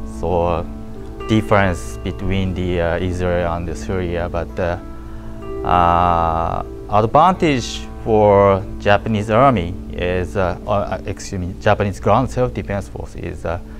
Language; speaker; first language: English; non-native, learner; Japanese